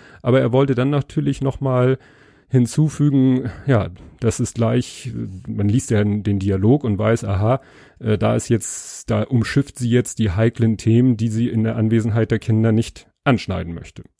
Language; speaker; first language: German; native; German